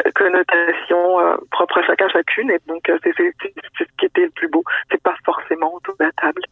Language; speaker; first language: French; native; French